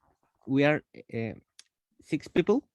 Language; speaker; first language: English; non-native, learner; Spanish